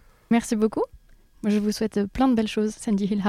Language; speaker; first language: French; native; French